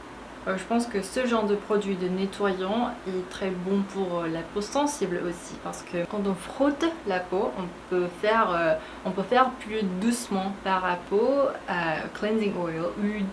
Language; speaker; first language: French; non-native, fluent; Korean